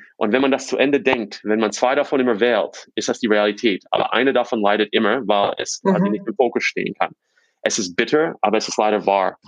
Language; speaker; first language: German; non-native, fluent; English